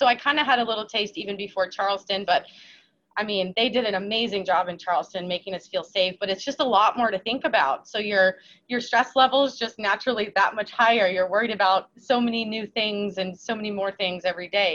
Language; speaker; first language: English; native; English